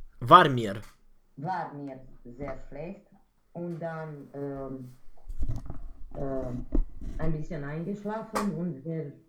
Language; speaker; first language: German; non-native, learner; Romanian